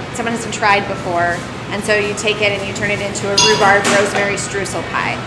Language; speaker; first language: English; native; English